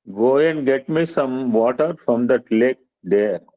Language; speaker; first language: English; non-native, local second language; Telugu